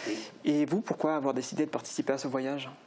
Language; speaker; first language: French; native; French